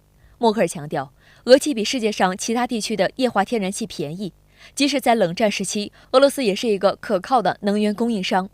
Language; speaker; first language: Chinese; native; Chinese